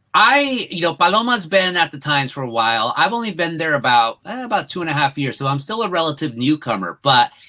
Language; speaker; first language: English; early bilingual, other home language; Spanish